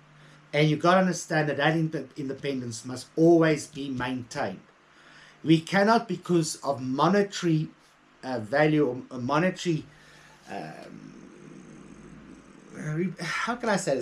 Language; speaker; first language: English; native; English